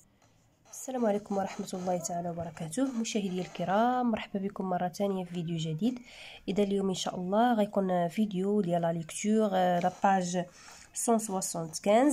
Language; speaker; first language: Arabic; native; Arabic